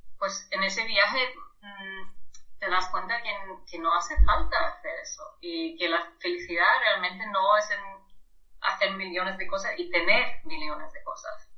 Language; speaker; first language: Spanish; non-native, fluent; German